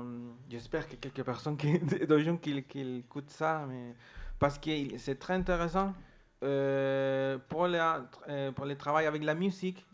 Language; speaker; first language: French; non-native, learner; Spanish